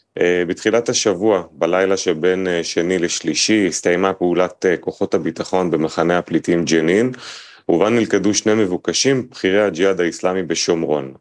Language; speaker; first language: Hebrew; native; Hebrew